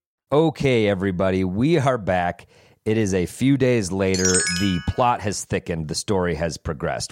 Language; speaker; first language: English; native; English